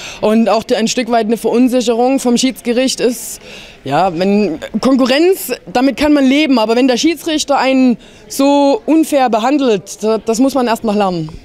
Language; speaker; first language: German; native; German